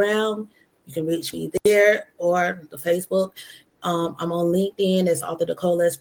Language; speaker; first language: English; native; English